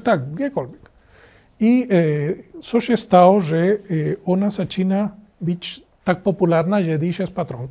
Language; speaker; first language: Polish; non-native, learner; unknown